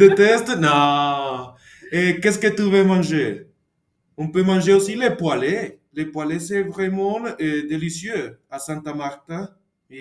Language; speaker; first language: French; non-native, learner; Spanish